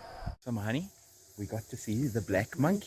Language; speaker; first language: English; native; English